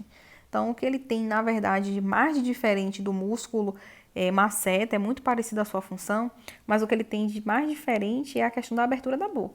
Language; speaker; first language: Portuguese; native; Portuguese